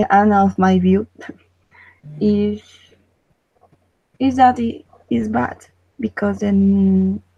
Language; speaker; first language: English; non-native, learner; Spanish